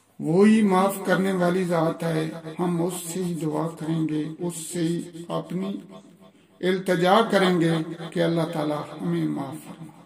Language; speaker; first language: Urdu; non-native, local second language; Punjabi